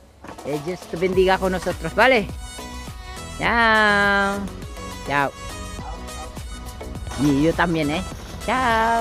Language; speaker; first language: Spanish; non-native, learner; Filipino